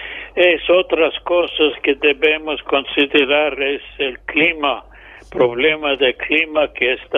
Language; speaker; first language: Spanish; non-native, fluent; English